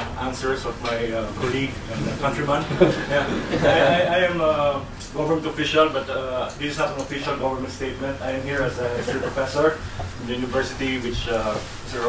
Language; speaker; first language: English; non-native, local second language; Bikol